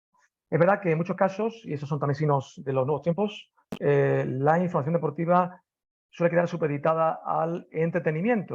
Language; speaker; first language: Spanish; native; Spanish